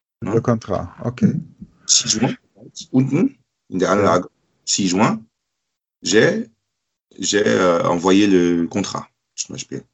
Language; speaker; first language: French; non-native, learner; German